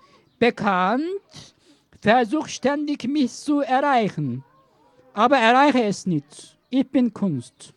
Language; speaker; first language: German; non-native, learner; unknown